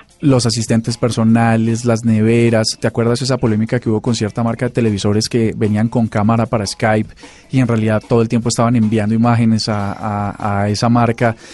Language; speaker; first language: Spanish; native; Spanish